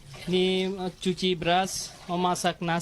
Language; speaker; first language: Indonesian; non-native, fluent; Rohingya